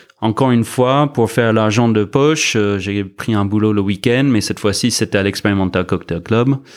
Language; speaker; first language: French; non-native, fluent; English